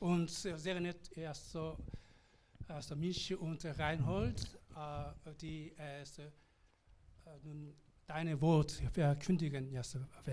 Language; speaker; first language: German; non-native, learner; Korean